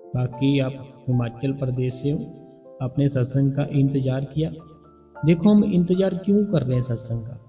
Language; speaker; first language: Hindi; non-native, local second language; Punjabi